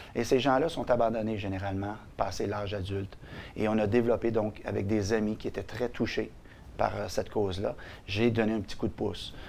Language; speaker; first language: French; native; French